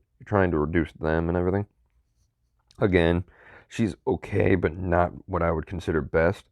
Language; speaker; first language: English; native; English